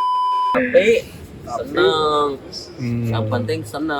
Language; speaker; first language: Indonesian; non-native, local second language; English